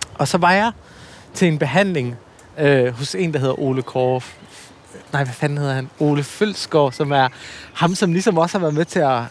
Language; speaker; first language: Danish; early bilingual, other home language; Assyrian Neo-Aramaic